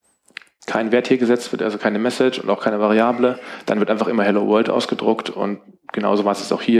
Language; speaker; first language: German; native; German